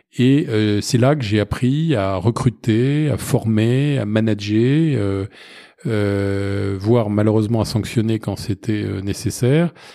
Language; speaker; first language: French; native; French